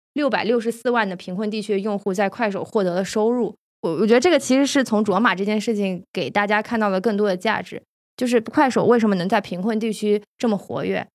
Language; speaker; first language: Chinese; native; Chinese